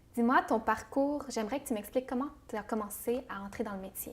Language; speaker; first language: French; native; French